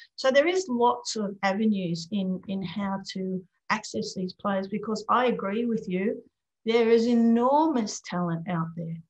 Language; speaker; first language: English; native; English